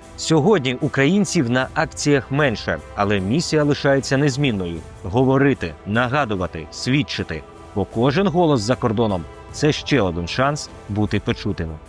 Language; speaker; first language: Ukrainian; native; Ukrainian